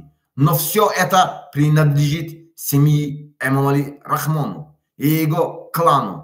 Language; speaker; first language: Russian; non-native, local second language; Tajik